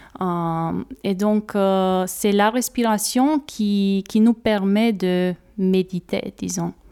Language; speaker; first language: French; non-native, fluent; Romanian